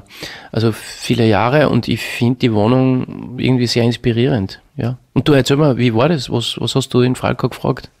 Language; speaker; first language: German; native; German